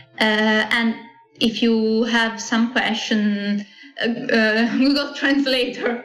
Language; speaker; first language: English; non-native, learner; Italian